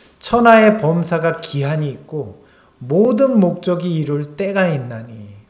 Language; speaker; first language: Korean; native; Korean